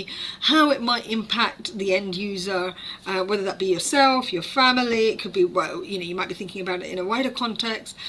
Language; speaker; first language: English; native; English